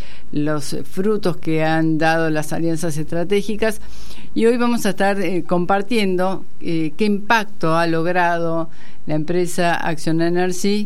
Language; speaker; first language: Spanish; native; Spanish